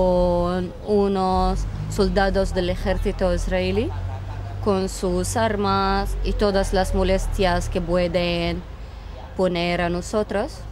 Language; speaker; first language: Spanish; non-native, fluent; Arabic